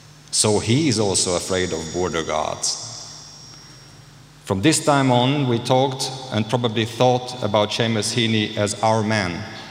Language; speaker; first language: English; non-native, fluent; Hungarian